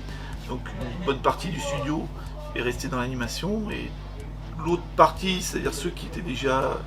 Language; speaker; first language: French; native; French